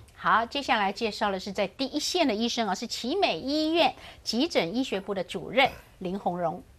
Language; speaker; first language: Chinese; native; Chinese